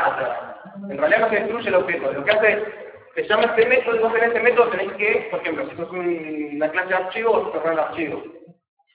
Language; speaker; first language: Spanish; native; Spanish